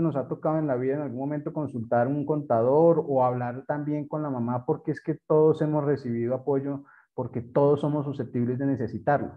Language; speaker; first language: Spanish; native; Spanish